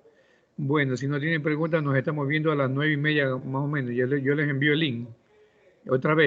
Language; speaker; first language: Spanish; native; Spanish